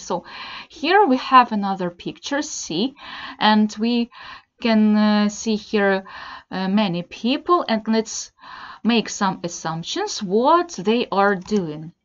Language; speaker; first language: English; non-native, fluent; Russian